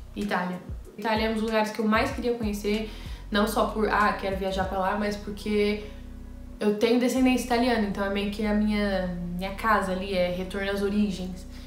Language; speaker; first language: Portuguese; native; Portuguese